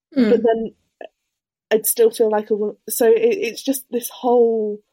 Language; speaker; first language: English; native; English